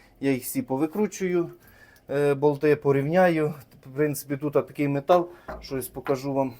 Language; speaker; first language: Ukrainian; native; Ukrainian